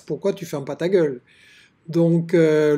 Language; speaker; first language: French; native; French